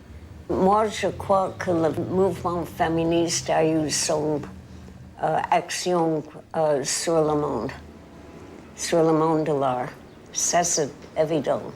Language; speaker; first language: French; non-native, fluent; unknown